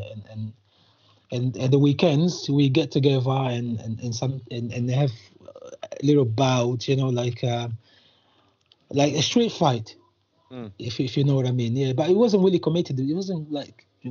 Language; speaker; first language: English; non-native, fluent; Portuguese